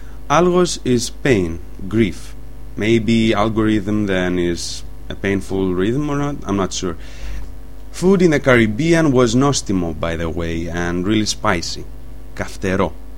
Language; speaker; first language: English; non-native, fluent; Greek